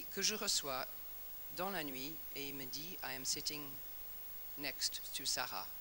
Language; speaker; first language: French; non-native, fluent; English